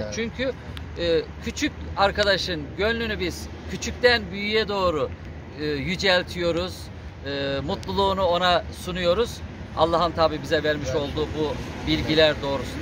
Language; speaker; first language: Turkish; native; Turkish